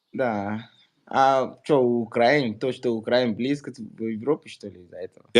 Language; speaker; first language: Russian; non-native, fluent; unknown